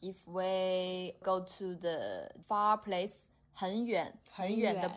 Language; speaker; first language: English; non-native, fluent; Chinese